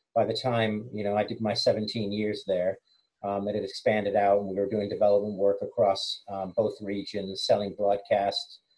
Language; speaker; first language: English; native; English